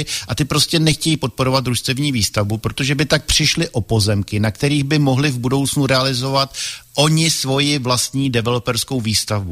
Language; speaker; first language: Czech; native; Czech